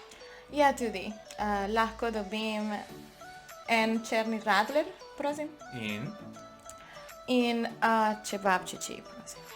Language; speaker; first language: Slovenian; non-native, learner; Spanish